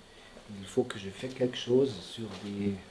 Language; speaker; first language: French; non-native, fluent; German